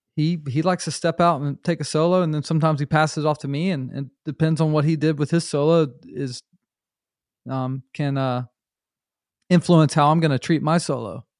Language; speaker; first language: English; native; English